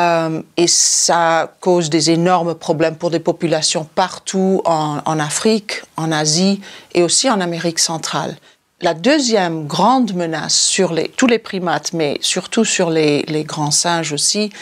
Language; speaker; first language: French; non-native, fluent; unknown